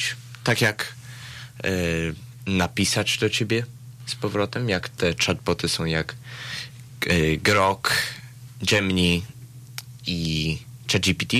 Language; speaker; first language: Polish; early bilingual, heritage; Polish